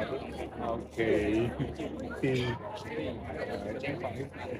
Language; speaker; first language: Vietnamese; non-native, learner; Chinese